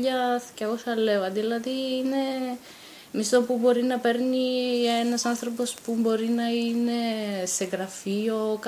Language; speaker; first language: Greek; non-native, fluent; Bulgarian